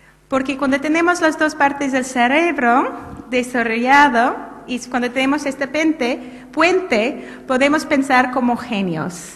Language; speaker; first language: Spanish; non-native, fluent; English